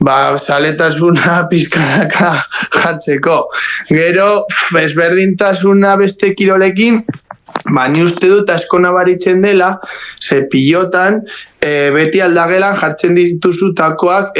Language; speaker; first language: Basque; non-native, local second language; Spanish